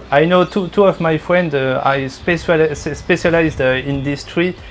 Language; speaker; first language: English; non-native, learner; French